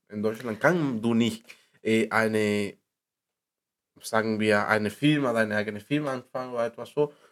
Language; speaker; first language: German; non-native, learner; Spanish